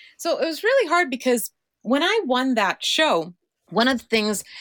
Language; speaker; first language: English; non-native, fluent; Croatian